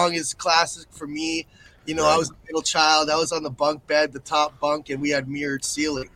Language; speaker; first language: English; native; English